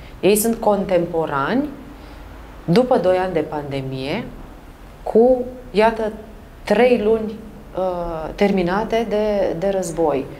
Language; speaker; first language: Romanian; native; Romanian